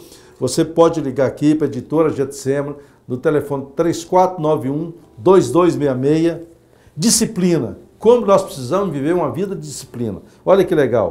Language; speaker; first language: Portuguese; native; Portuguese